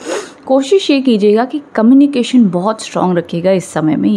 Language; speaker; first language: Hindi; native; Hindi